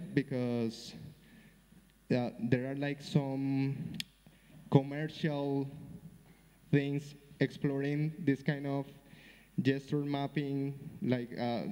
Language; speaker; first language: English; non-native, fluent; Spanish